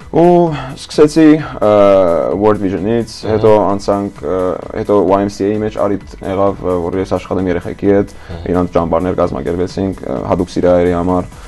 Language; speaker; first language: Armenian; early bilingual, heritage; Armenian